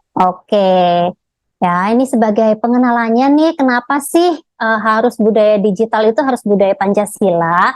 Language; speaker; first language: Indonesian; native; Indonesian